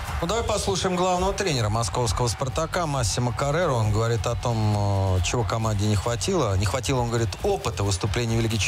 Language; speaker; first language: Russian; native; Russian